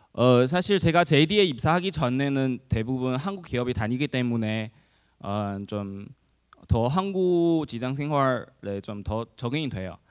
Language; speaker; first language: Korean; non-native, fluent; Chinese